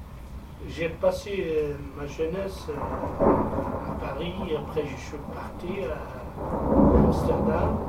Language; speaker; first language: French; non-native, fluent; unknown